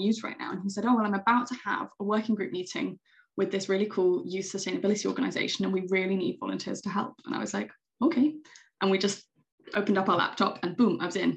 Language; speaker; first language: English; native; English